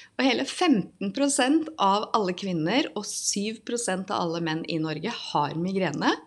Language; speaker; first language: Norwegian; native; Norwegian